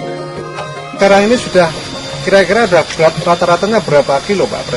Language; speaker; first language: Indonesian; native; Indonesian